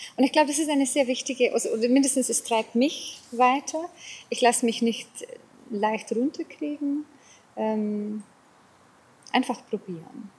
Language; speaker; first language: German; non-native, fluent; Afrikaans